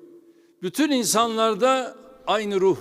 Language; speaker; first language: Turkish; native; Turkish